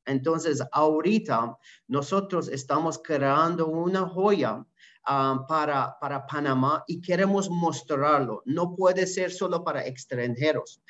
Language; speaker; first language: Spanish; non-native, learner; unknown